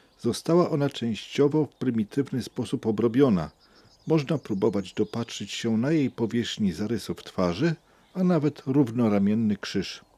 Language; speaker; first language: Polish; native; Polish